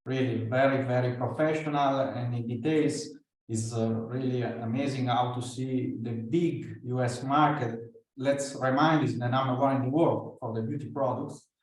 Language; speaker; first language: English; non-native, fluent; Italian